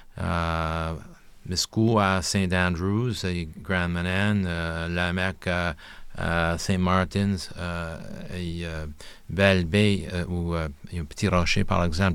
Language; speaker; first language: French; non-native, local second language; English